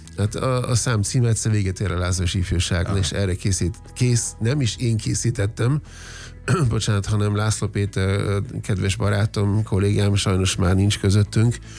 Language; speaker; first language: Hungarian; non-native, fluent; German